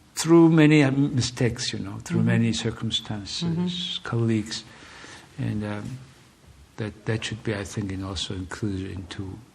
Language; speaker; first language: English; non-native, fluent; Mongolian